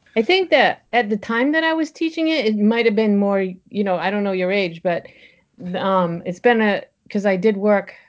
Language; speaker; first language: English; early bilingual, other home language; French